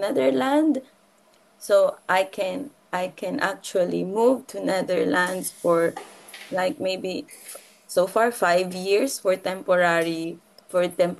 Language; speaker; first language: English; non-native, local second language; Filipino